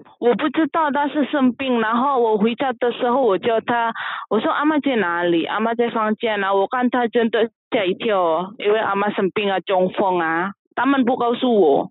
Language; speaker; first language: Chinese; non-native, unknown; Indonesian